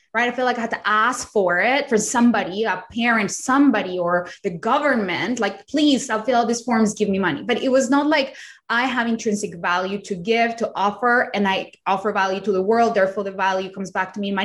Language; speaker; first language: English; non-native, fluent; Spanish